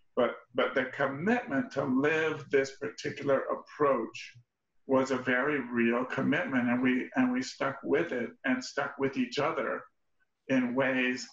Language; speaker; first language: English; native; English